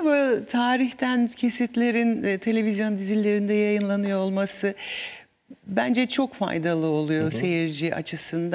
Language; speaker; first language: Turkish; native; Turkish